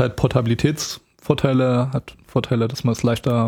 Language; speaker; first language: German; native; German